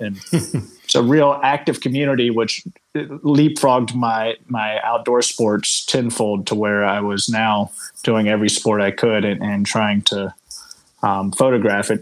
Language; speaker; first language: English; native; English